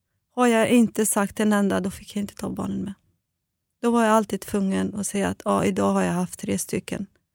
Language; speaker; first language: Swedish; non-native, fluent; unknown